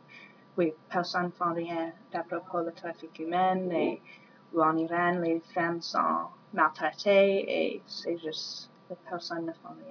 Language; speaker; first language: French; non-native, learner; English